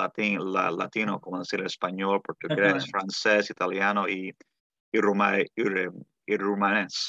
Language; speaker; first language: Spanish; early bilingual, heritage; Spanish